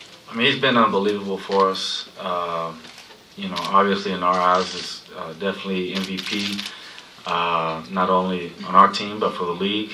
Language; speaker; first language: English; early bilingual, other home language; Spanish